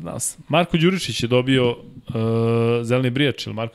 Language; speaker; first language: Serbian; native; Serbian